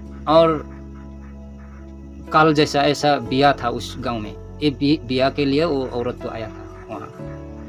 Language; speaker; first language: Hindi; non-native, local second language; Nepali